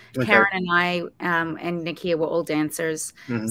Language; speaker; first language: English; native; English